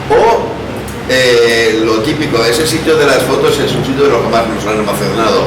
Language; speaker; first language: Spanish; native; Spanish